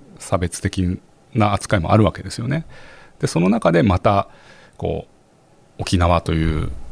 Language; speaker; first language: Japanese; native; Japanese